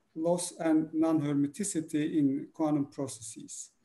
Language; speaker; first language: English; non-native, fluent; Turkish